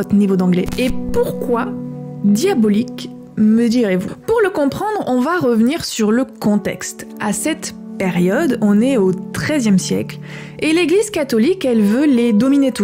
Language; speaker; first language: French; native; French